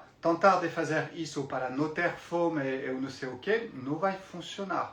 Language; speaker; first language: Portuguese; non-native, fluent; French